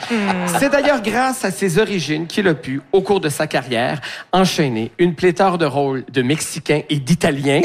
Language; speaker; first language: French; native; French